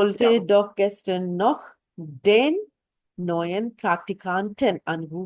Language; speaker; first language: German; non-native, fluent; Hindi